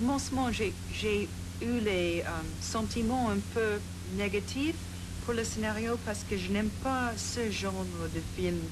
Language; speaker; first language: French; non-native, fluent; English